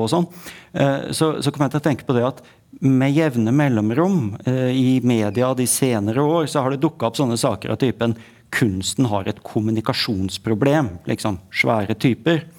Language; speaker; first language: Norwegian; native; Norwegian